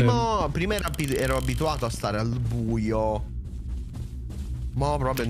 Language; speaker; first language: Italian; native; Italian